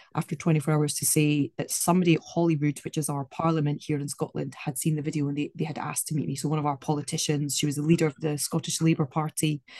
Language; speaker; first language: English; native; English